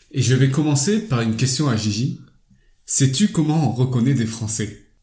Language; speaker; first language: French; early bilingual, other home language; Lao